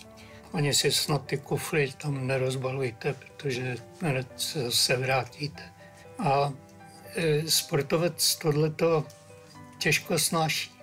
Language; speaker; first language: Czech; native; Czech